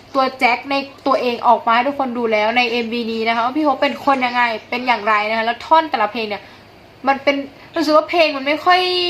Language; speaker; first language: Thai; native; Thai